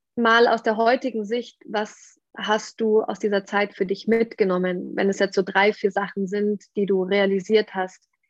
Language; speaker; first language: German; native; German